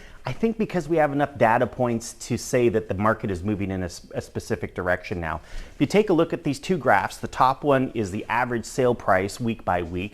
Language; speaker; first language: English; native; English